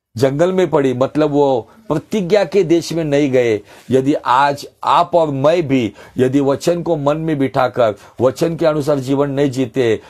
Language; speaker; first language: Hindi; non-native, local second language; Marathi